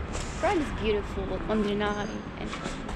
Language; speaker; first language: English; non-native, learner; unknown